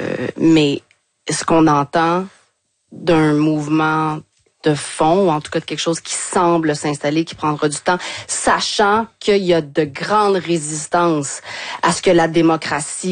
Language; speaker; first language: French; native; French